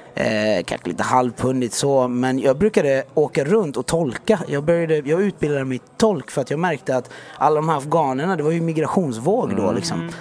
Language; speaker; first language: Swedish; native; Swedish